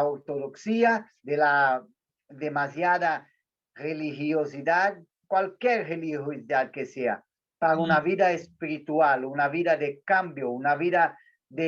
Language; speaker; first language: Spanish; non-native, fluent; Portuguese